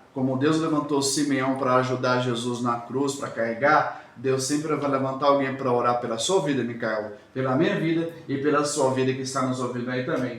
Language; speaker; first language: Portuguese; native; Portuguese